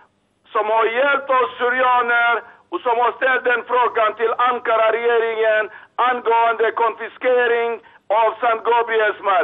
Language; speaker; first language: Swedish; non-native, fluent; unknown